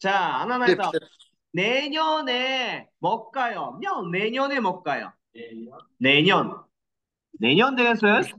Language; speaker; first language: Korean; non-native, learner; Kyrgyz